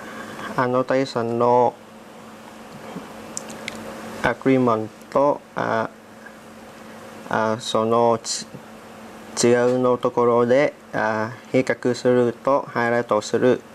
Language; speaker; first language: Japanese; non-native, learner; Vietnamese